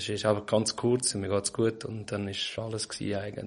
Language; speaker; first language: German; non-native, fluent; Portuguese